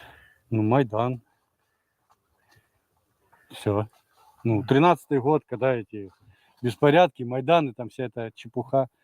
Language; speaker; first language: Russian; native; Russian